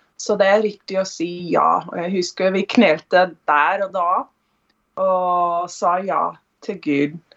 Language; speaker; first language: Norwegian; non-native, fluent; English